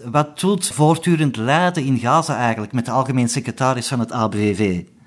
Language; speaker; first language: Dutch; native; Dutch